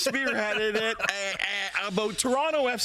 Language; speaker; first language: English; native; English